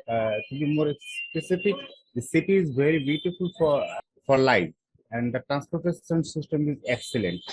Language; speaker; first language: English; non-native, learner; Bangla